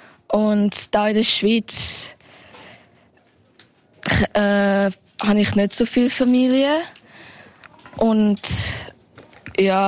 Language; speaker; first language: German; early bilingual, heritage; German